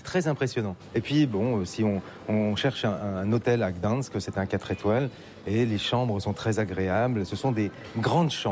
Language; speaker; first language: French; native; French